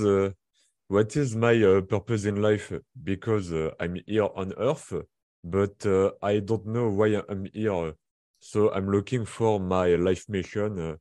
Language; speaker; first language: English; non-native, learner; French